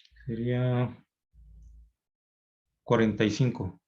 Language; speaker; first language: Spanish; native; Spanish